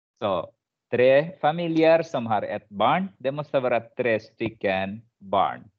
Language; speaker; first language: Swedish; non-native, fluent; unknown